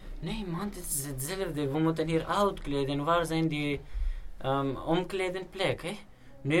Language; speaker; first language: Dutch; non-native, learner; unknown